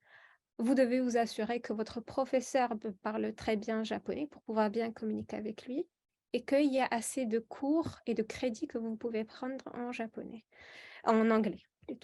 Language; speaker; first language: French; non-native, local second language; Arabic